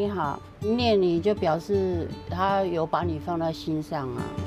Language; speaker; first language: Chinese; native; Chinese